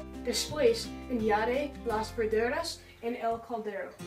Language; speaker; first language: Spanish; non-native, learner; English